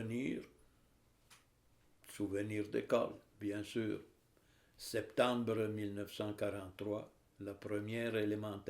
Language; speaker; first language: French; non-native, fluent; Italian